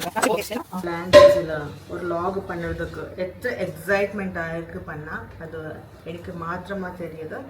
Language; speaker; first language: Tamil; non-native, learner; Malayalam